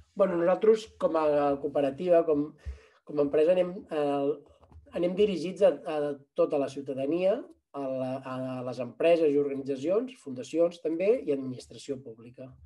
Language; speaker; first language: Catalan; native; Catalan